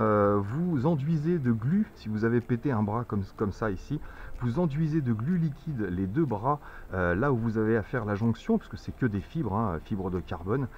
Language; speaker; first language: French; native; French